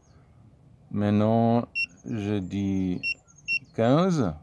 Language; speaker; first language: French; non-native, fluent; German